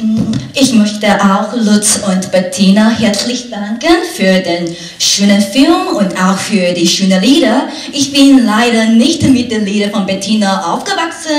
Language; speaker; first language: German; non-native, fluent; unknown